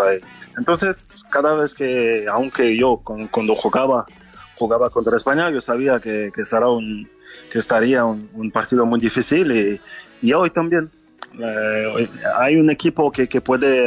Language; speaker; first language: Spanish; non-native, fluent; French